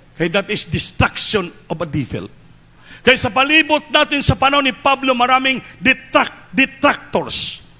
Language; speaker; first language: Filipino; non-native, local second language; Cebuano